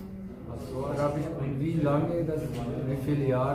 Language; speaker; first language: German; non-native, learner; Urdu